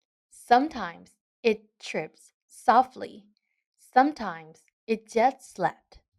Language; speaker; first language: English; non-native, fluent; Burmese